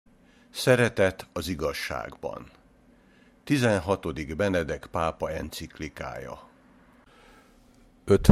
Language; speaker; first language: Hungarian; native; Hungarian